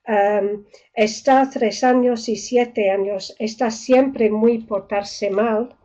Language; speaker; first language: Spanish; non-native, fluent; English